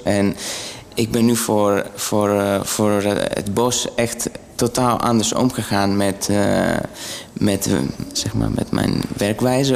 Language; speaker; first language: Dutch; non-native, fluent; Greek